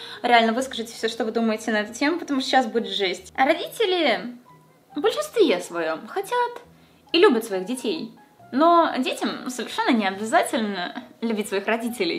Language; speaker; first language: Russian; native; Russian